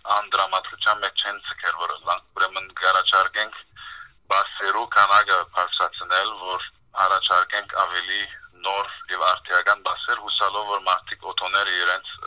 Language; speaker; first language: Armenian; early bilingual, heritage; Armenian